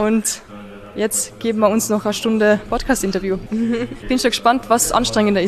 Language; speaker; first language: German; native; German